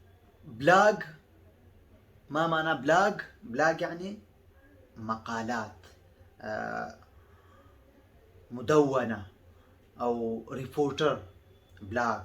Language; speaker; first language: Arabic; non-native, fluent; Pashto